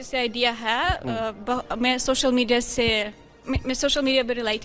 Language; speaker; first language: Hindi; non-native, learner; Russian